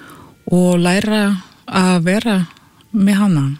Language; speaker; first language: Icelandic; non-native, fluent; Russian